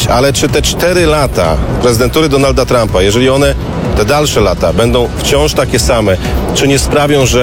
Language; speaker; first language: Polish; native; Polish